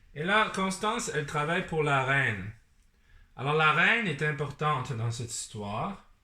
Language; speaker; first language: French; non-native, learner; English